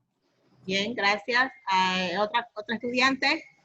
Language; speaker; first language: Spanish; native; Spanish